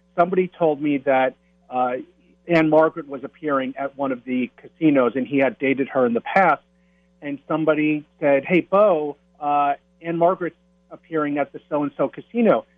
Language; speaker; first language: English; native; English